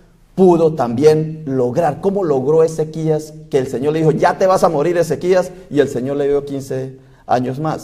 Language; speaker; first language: Spanish; native; Spanish